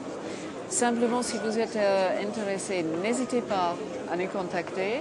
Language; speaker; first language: French; non-native, fluent; English